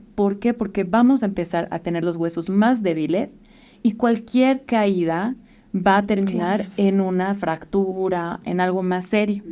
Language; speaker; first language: Spanish; native; Spanish